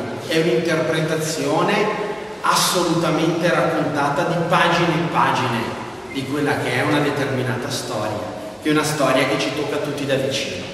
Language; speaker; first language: Italian; native; Italian